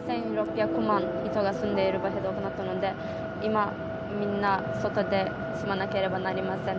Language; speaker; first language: Japanese; non-native, fluent; Turkish